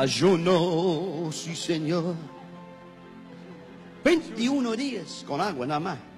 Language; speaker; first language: Spanish; non-native, learner; English